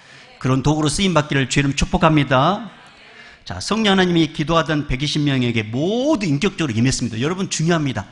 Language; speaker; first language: Korean; native; Korean